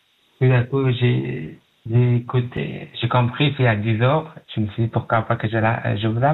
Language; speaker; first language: French; non-native, learner; Pashto